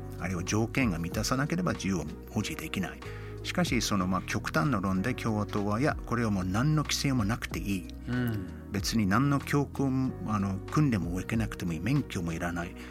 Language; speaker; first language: Japanese; non-native, fluent; English